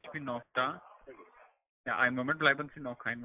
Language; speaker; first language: German; non-native, learner; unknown